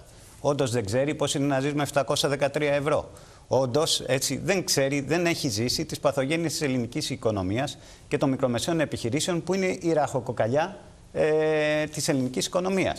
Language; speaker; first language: Greek; native; Greek